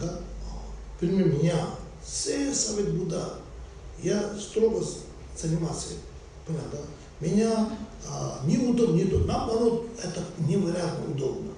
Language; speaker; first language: Russian; non-native, learner; Tibetan